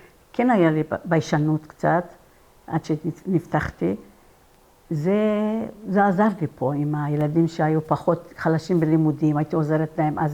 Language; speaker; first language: Hebrew; non-native, fluent; Persian